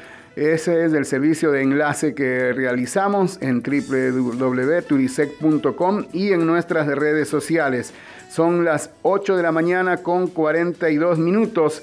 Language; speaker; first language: Spanish; native; Spanish